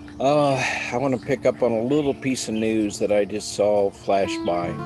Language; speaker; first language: English; native; English